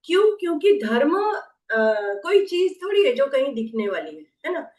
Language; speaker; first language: Hindi; non-native, local second language; Marathi